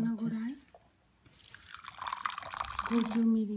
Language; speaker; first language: Japanese; non-native, learner; Spanish